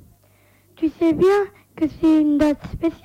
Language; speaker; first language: French; native; French